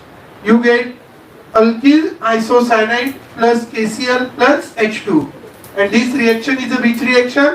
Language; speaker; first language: English; non-native, local second language; Marathi